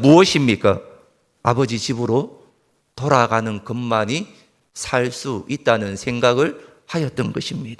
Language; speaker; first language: Korean; native; Korean